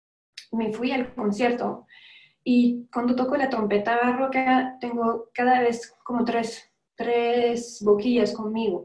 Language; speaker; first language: Spanish; non-native, fluent; French